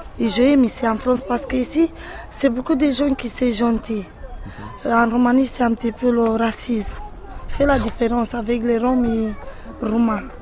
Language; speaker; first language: French; non-native, learner; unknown